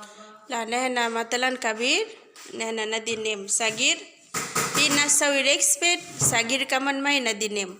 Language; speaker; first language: Arabic; non-native, learner; Bangla